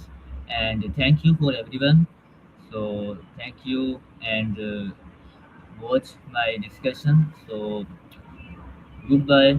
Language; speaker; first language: English; non-native, learner; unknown